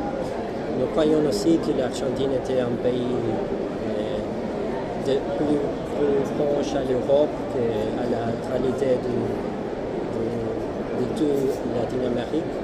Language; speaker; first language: French; non-native, fluent; Spanish